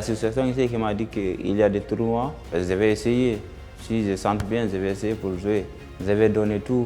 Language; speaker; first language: French; non-native, learner; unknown